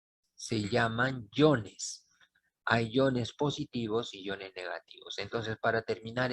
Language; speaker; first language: Spanish; native; Spanish